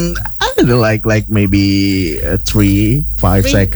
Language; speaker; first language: English; non-native, fluent; Indonesian